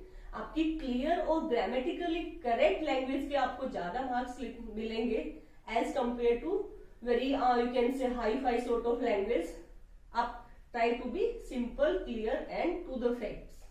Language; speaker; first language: Hindi; native; Hindi